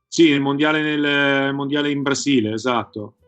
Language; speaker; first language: Italian; native; Italian